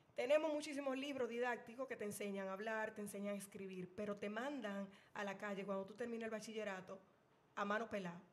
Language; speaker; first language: Spanish; native; Spanish